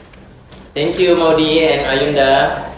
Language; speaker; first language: English; non-native, learner; Indonesian